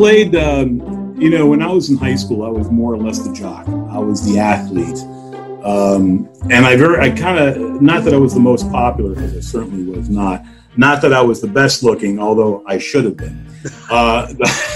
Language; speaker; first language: English; native; English